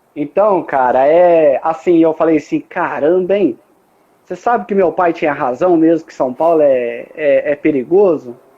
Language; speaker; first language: Portuguese; native; Portuguese